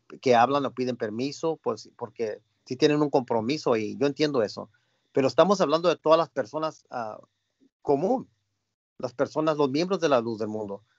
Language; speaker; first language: Spanish; early bilingual, heritage; Spanish